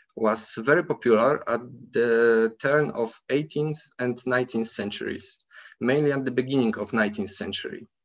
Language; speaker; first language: English; non-native, fluent; Polish